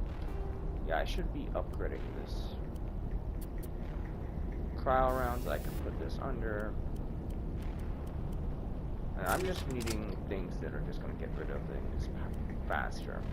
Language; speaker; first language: English; native; English